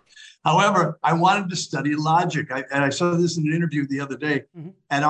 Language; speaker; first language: English; native; English